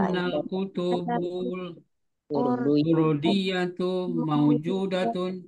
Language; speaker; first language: Arabic; non-native, learner; Indonesian